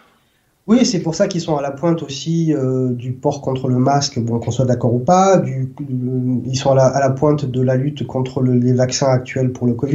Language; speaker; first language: French; native; French